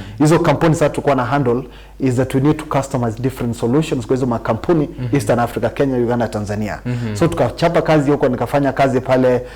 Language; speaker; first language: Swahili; non-native, local second language; Gusii